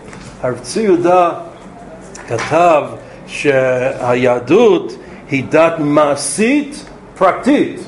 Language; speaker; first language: Hebrew; non-native, fluent; English